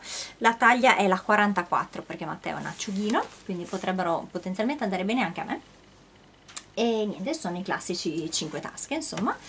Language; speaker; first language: Italian; native; Italian